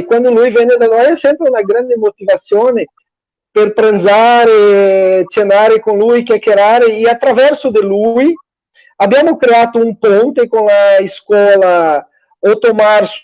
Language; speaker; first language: Italian; non-native, fluent; Portuguese